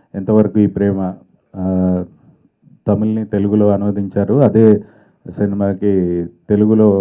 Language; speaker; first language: Telugu; native; Telugu